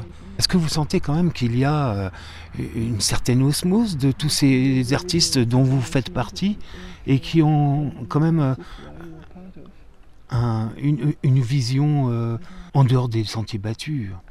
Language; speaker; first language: French; native; French